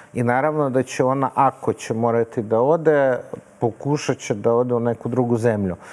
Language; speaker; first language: Serbian; non-native, fluent; Russian